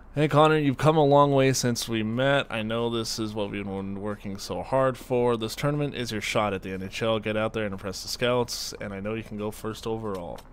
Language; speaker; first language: English; native; English